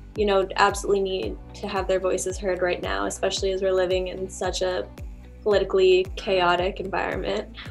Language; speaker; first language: English; native; English